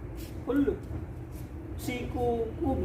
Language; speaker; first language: Arabic; non-native, learner; Filipino